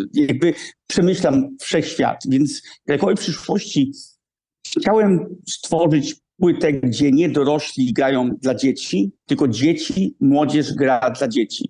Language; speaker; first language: Polish; early bilingual, heritage; Polish